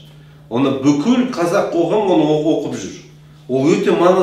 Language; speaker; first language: Kazakh; non-native, local second language; Russian